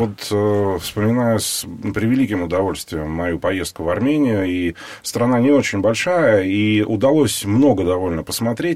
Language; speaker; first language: Russian; native; Russian